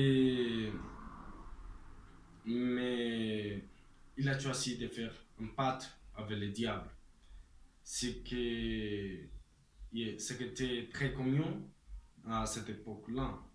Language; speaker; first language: French; non-native, learner; Spanish